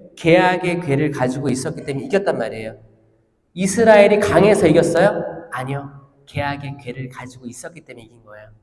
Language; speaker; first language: Korean; native; Korean